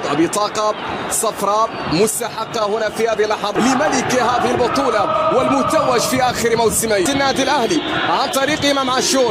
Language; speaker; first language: Arabic; native; Arabic